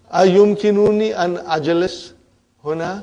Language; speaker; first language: Arabic; non-native, fluent; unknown